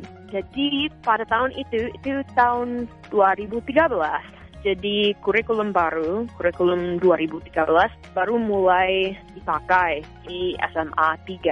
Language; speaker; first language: Indonesian; non-native, fluent; English